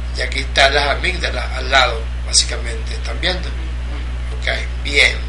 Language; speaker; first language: Spanish; native; Spanish